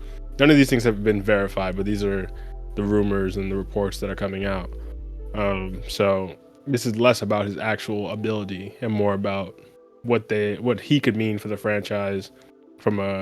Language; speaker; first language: English; native; English